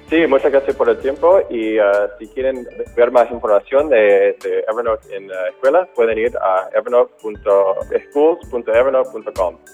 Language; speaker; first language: Spanish; non-native, fluent; English